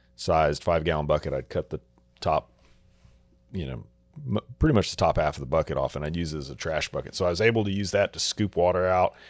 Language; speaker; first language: English; native; English